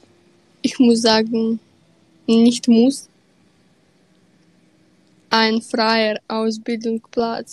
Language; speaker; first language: German; non-native, learner; Russian